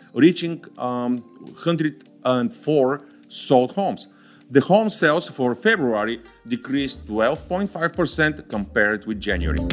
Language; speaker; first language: English; non-native, fluent; Bulgarian